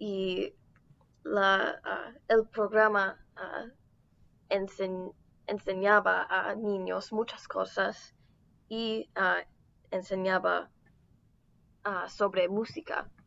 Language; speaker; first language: Spanish; non-native, learner; English